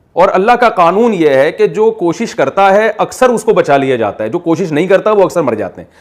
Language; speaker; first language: Urdu; native; Urdu